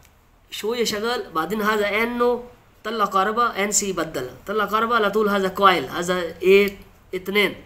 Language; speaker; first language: Arabic; non-native, learner; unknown